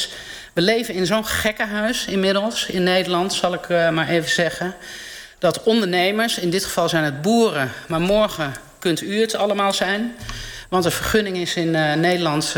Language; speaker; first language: Dutch; native; Dutch